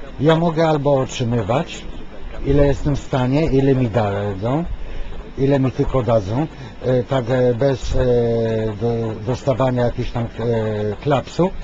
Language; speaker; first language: Polish; non-native, fluent; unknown